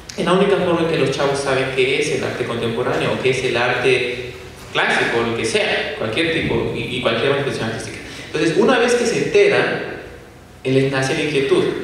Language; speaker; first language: Spanish; native; Spanish